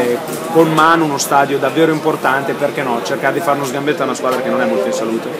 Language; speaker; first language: Italian; native; Italian